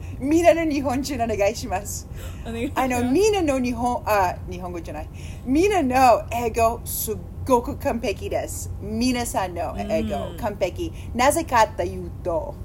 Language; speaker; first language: Japanese; non-native, learner; English